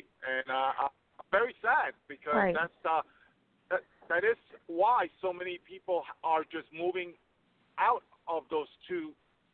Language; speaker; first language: English; native; English